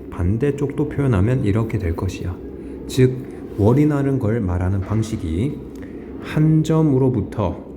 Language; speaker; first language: Korean; native; Korean